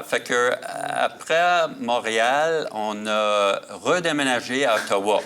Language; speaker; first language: French; native; French